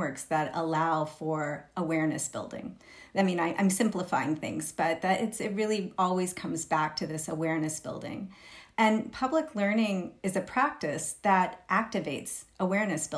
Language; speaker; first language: English; native; English